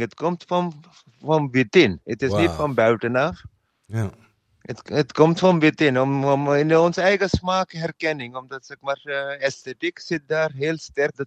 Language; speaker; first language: Dutch; non-native, learner; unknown